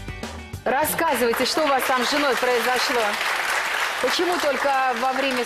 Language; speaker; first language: Russian; native; Russian